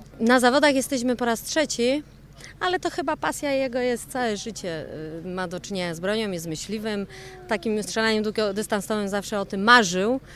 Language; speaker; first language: Polish; native; Polish